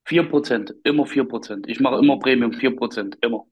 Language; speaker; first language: German; native; German